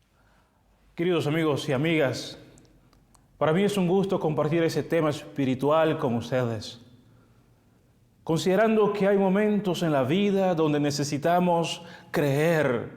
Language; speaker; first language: Spanish; native; Spanish